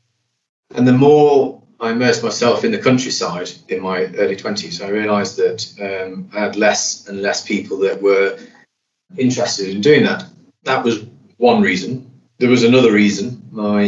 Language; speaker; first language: English; native; English